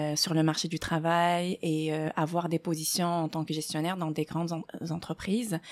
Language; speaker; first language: French; non-native, local second language; Arabic